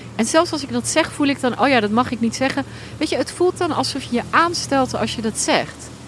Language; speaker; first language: Dutch; native; Dutch